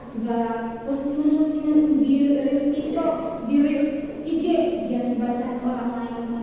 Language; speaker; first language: Indonesian; native; Indonesian